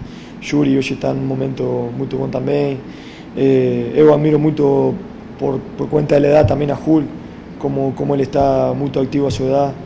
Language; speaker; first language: Portuguese; non-native, fluent; Spanish